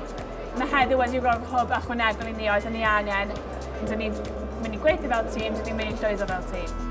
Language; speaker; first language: Welsh; native; Welsh